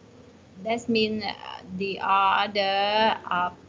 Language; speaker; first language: English; non-native, learner; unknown